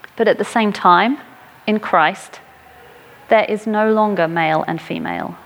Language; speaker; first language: English; native; English